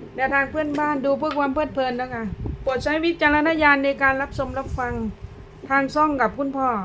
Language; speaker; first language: Thai; non-native, local second language; Lao